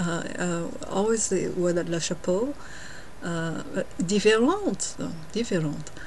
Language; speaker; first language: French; non-native, learner; English